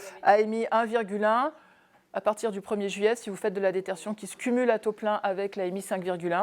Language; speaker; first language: French; native; French